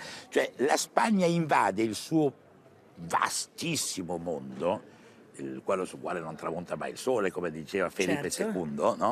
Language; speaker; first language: Italian; native; Italian